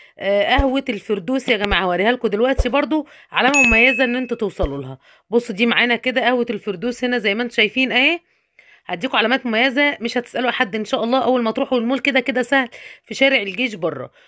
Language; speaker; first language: Arabic; native; Arabic